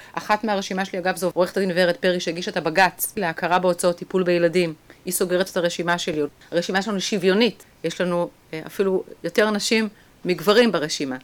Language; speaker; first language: Hebrew; native; Hebrew